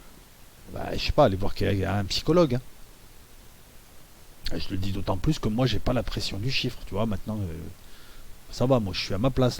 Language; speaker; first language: French; native; French